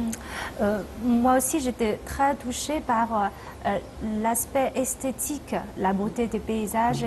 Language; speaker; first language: French; non-native, fluent; Chinese